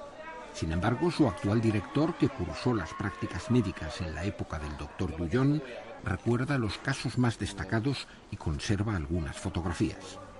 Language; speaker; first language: Spanish; native; Spanish